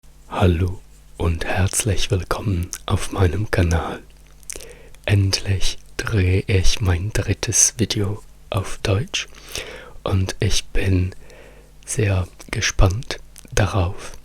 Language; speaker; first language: German; non-native, fluent; Italian